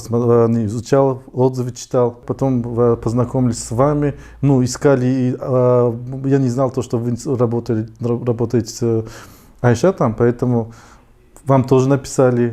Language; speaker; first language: Russian; non-native, fluent; Tajik